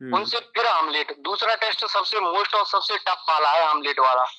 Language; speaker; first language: Hindi; native; Hindi